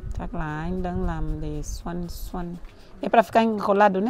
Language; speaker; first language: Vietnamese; non-native, learner; Portuguese